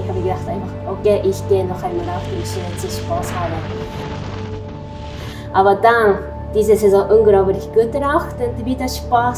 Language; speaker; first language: German; non-native, learner; Japanese